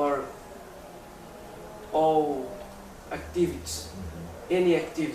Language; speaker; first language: English; non-native, learner; Portuguese